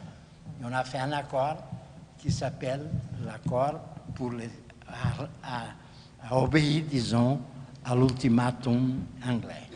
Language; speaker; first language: French; non-native, fluent; Portuguese